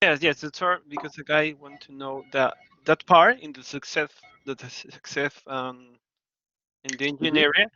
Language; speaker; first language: English; non-native, learner; Spanish